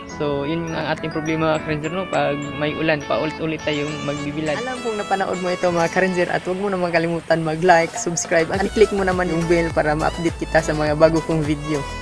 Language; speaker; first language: Filipino; non-native, local second language; Cebuano